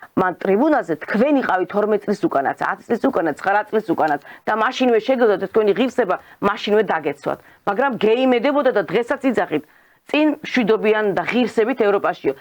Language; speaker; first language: Georgian; native; Georgian